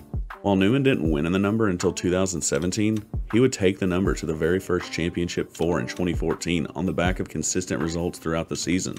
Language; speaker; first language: English; native; English